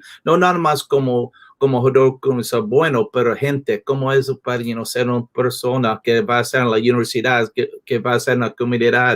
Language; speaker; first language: Spanish; non-native, learner; English